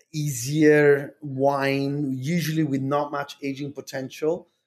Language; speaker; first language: English; non-native, fluent; Italian